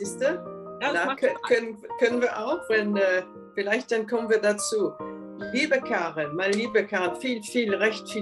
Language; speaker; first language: German; non-native, fluent; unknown